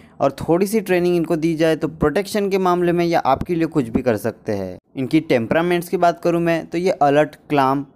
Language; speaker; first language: Hindi; native; Hindi